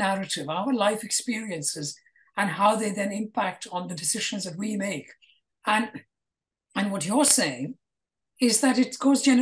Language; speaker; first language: English; non-native, local second language; Malayalam